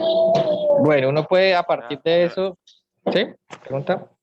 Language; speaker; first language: Spanish; native; Spanish